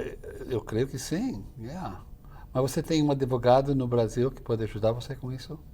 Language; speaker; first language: Portuguese; non-native, fluent; English